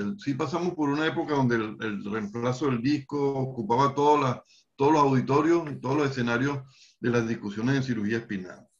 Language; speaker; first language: Spanish; native; Spanish